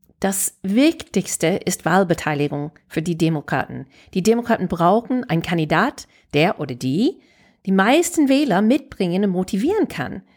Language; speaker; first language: German; non-native, fluent; English